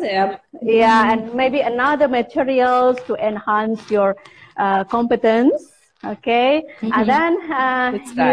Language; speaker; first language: English; non-native, fluent; Indonesian